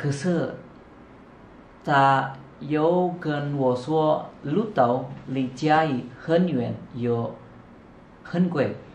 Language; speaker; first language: Chinese; non-native, learner; Indonesian